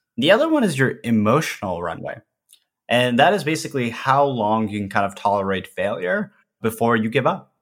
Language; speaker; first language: English; early bilingual, other home language; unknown